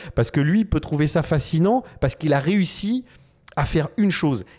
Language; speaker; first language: French; native; French